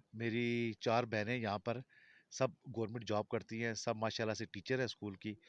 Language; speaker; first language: Urdu; non-native, local second language; Balti